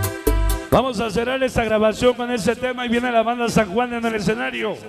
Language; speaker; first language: Spanish; native; Spanish